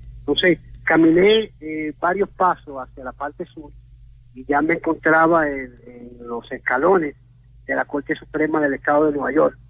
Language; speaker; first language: Spanish; early bilingual, heritage; Spanish